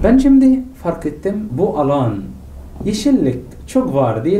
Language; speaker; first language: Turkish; non-native, learner; Arabic